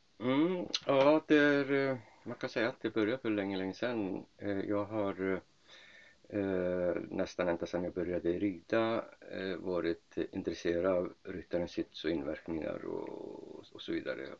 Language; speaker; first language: Swedish; non-native, local second language; Icelandic